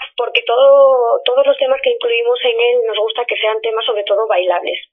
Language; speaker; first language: Spanish; native; Spanish